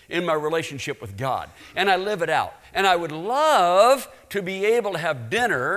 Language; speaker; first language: English; native; English